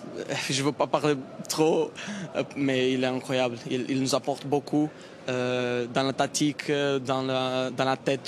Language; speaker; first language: French; non-native, fluent; Portuguese